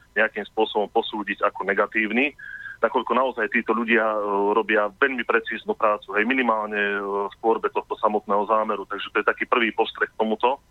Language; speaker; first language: Slovak; native; Slovak